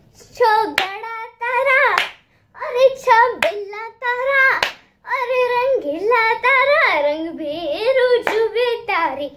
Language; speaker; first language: Hindi; non-native, local second language; Gujarati